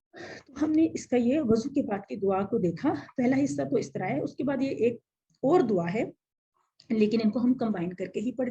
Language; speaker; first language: Urdu; native; Urdu